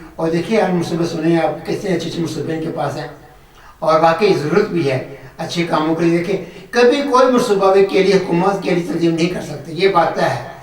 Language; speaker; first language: Urdu; non-native, local second language; Punjabi